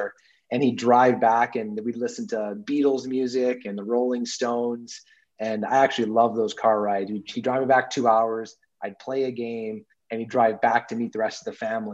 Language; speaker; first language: English; native; English